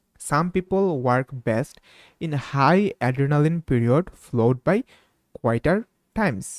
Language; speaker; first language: English; non-native, local second language; Bangla